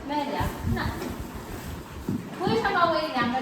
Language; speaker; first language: Chinese; non-native, learner; Filipino